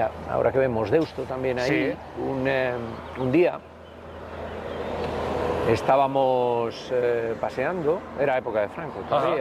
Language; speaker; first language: Spanish; native; Spanish